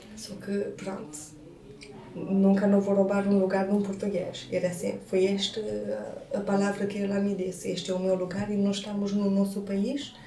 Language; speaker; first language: Portuguese; non-native, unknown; Romanian